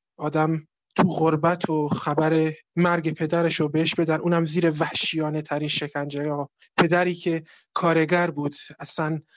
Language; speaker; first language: Persian; non-native, local second language; Kurdish